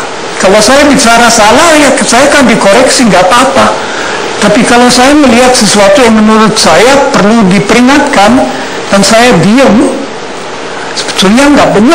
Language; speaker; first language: Indonesian; non-native, fluent; German